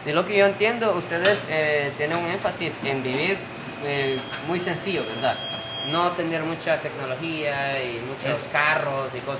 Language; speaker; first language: Spanish; non-native, fluent; Japanese